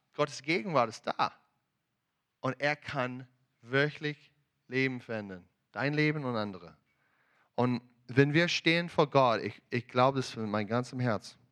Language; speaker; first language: German; non-native, learner; English